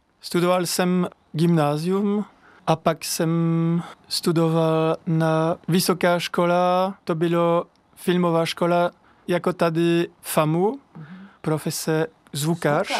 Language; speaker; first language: Czech; non-native, fluent; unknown